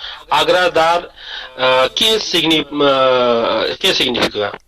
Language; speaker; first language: Spanish; non-native, learner; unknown